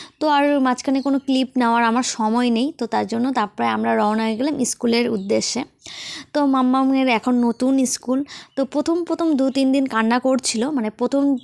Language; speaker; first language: Bangla; native; Bangla